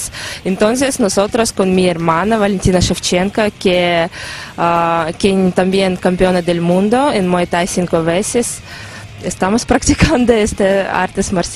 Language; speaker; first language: Spanish; non-native, learner; Russian